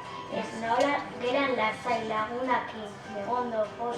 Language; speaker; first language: Basque; native; Basque